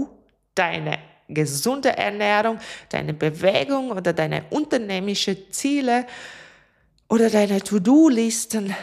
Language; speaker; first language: German; non-native, fluent; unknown